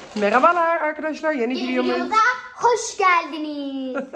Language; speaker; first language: Turkish; early bilingual, heritage; Turkish